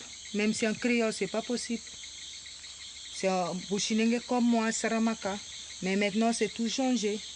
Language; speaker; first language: French; non-native, local second language; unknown